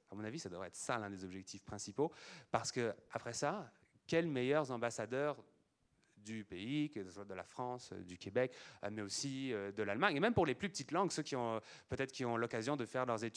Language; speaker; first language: French; native; French